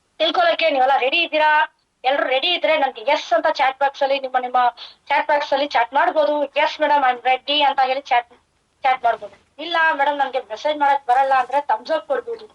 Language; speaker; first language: Kannada; non-native, fluent; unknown